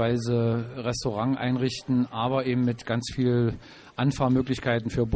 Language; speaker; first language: German; native; German